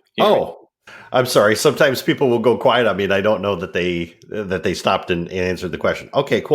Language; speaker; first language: English; native; English